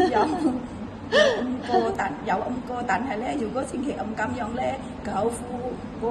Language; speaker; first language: Cantonese; non-native, learner; Indonesian